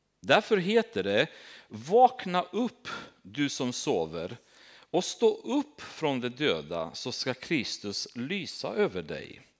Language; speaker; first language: Swedish; non-native, fluent; Romanian